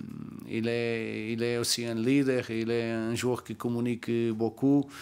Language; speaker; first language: French; non-native, learner; Portuguese